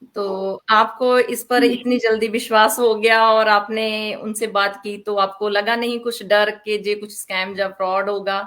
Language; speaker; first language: Hindi; non-native, local second language; Punjabi